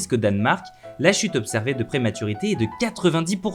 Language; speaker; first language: French; native; French